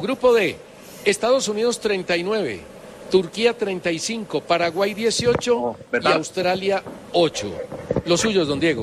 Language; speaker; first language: Spanish; native; Spanish